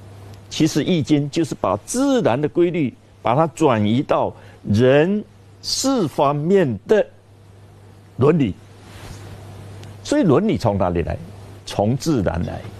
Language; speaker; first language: Chinese; native; Chinese